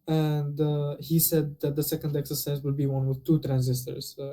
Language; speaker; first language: English; non-native, fluent; Romanian